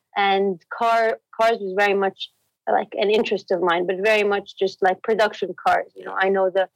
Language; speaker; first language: English; non-native, fluent; Arabic